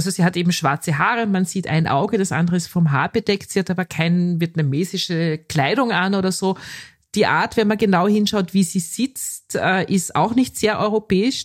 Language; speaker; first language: German; native; German